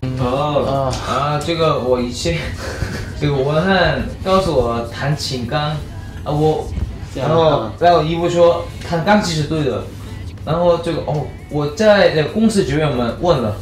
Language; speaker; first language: Chinese; non-native, learner; Korean